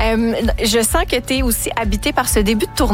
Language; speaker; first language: French; native; French